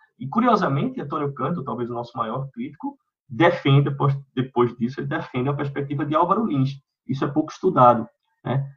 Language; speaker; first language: Portuguese; native; Portuguese